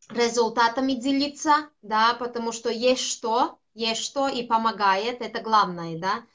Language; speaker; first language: Russian; non-native, local second language; Latvian